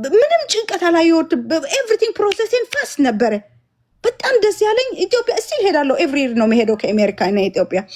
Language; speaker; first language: Amharic; non-native, fluent; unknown